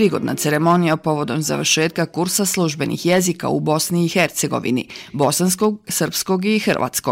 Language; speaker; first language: Serbian; native; Serbian